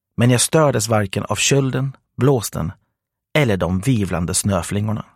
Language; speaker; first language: Swedish; non-native, fluent; English